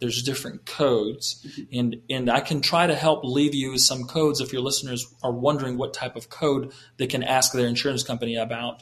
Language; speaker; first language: English; native; English